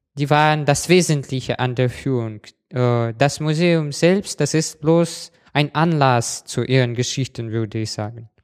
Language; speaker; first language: German; non-native, fluent; Russian